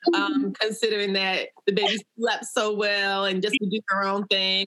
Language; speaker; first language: English; native; English